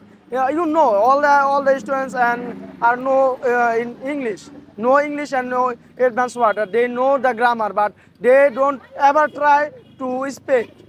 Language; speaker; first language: English; non-native, learner; Bangla